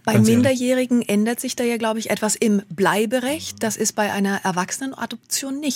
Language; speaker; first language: German; native; German